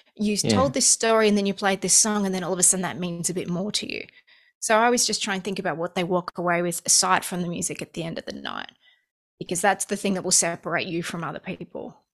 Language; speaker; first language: English; native; English